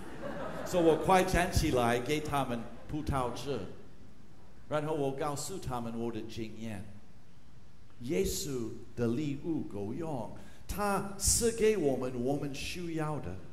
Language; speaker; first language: Chinese; non-native, fluent; English